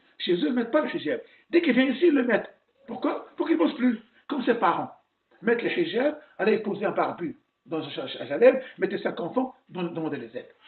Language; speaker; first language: French; non-native, local second language; Arabic